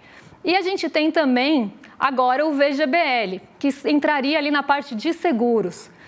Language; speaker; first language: Portuguese; native; Portuguese